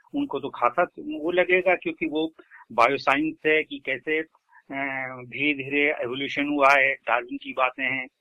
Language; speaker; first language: Hindi; native; Hindi